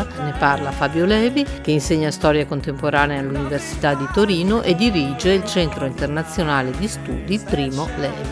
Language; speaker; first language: Italian; native; Italian